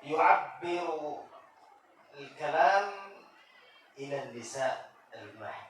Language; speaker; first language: Arabic; non-native, fluent; Indonesian